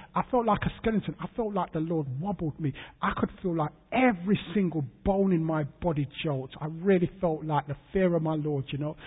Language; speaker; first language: English; native; English